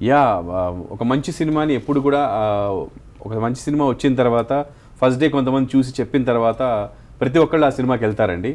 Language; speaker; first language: Telugu; native; Telugu